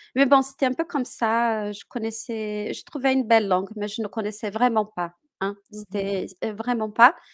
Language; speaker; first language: French; non-native, fluent; Portuguese